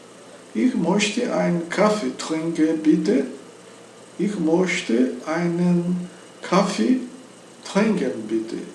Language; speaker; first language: German; non-native, learner; Portuguese